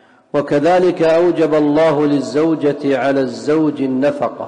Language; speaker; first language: Arabic; native; Arabic